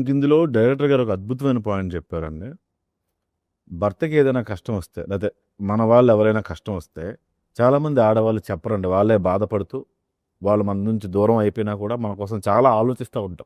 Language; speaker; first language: Telugu; native; Telugu